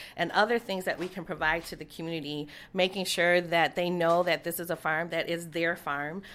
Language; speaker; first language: English; native; English